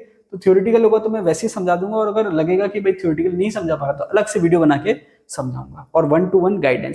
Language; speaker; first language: Hindi; native; Hindi